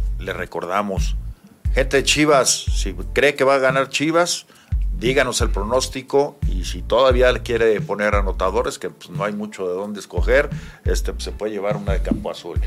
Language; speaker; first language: Spanish; native; Spanish